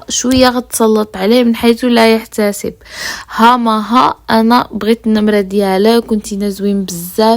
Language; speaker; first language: Arabic; native; Arabic